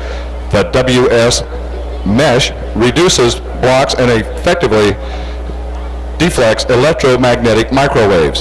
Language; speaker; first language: English; native; English